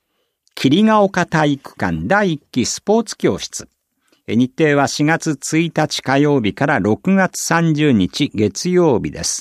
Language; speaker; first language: Japanese; native; Japanese